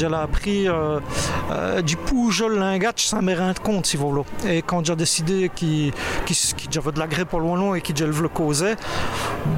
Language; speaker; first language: French; native; French